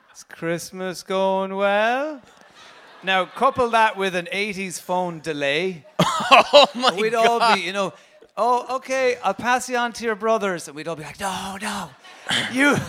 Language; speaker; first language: English; native; English